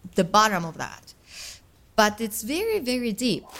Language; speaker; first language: English; non-native, fluent; Russian